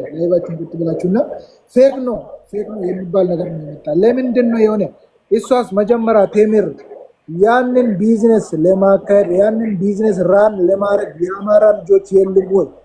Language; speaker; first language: Amharic; non-native, local second language; Oromo